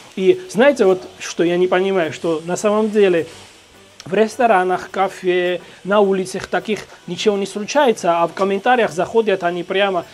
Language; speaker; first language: Russian; non-native, fluent; Georgian